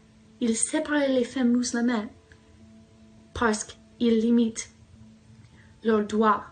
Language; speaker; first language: French; non-native, learner; English